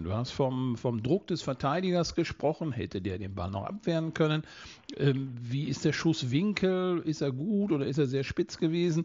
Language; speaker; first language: German; native; German